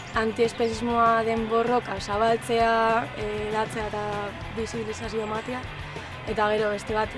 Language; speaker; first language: Basque; native; Basque